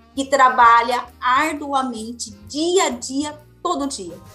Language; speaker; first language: Portuguese; native; Portuguese